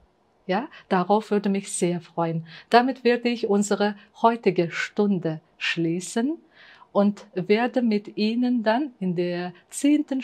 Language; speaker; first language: German; non-native, fluent; Uzbek